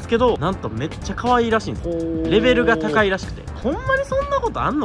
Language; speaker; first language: Japanese; native; Japanese